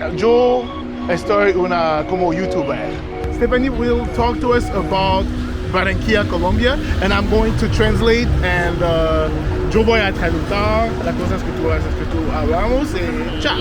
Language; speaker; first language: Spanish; non-native, learner; English